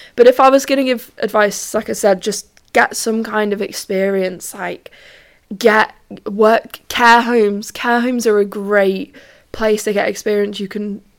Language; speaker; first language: English; native; English